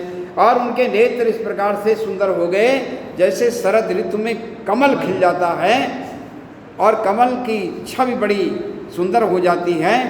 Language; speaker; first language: Hindi; native; Hindi